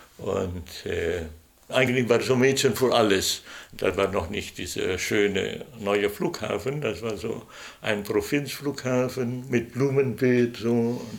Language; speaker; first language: German; non-native, fluent; Indonesian